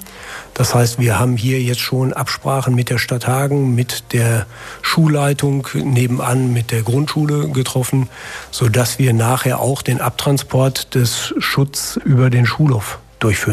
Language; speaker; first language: German; native; German